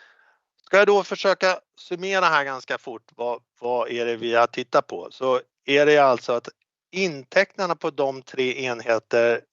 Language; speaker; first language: Swedish; native; Swedish